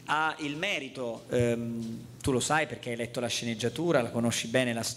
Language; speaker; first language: Italian; native; Italian